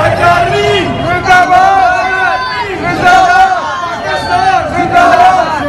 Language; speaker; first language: Urdu; non-native, local second language; Punjabi